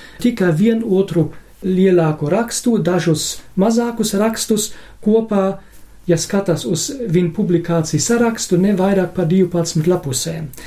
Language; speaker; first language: Latvian; non-native, fluent; German